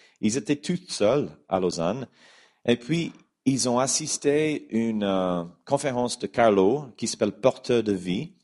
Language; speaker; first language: French; non-native, fluent; English